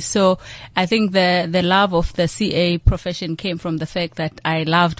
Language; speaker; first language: English; non-native, local second language; Xhosa